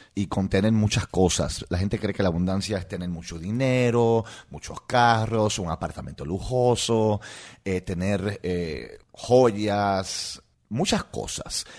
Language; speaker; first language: Spanish; non-native, local second language; English